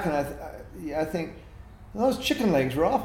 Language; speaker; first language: English; native; English